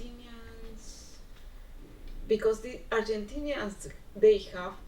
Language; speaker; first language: English; non-native, learner; Spanish